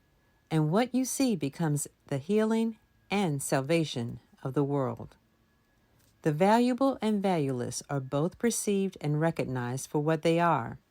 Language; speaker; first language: English; native; English